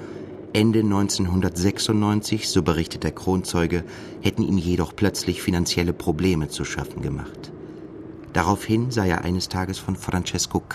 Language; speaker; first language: German; native; German